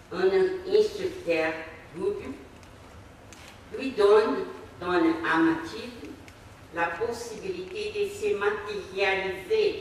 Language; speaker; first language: French; non-native, fluent; Portuguese